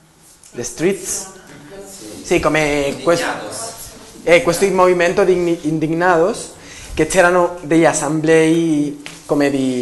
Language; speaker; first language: Italian; non-native, learner; Spanish